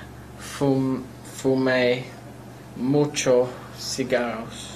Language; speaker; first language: Spanish; non-native, learner; English